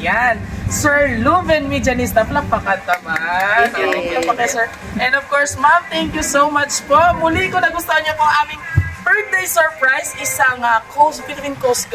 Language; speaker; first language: Filipino; non-native, local second language; Hiligaynon